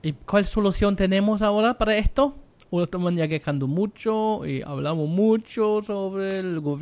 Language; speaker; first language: Spanish; non-native, learner; German